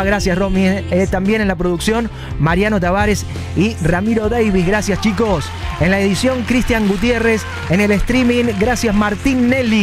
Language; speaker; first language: Spanish; native; Spanish